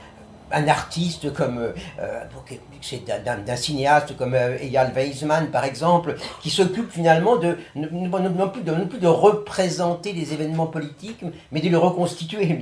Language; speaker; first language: French; native; French